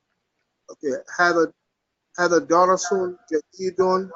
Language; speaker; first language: Arabic; non-native, learner; English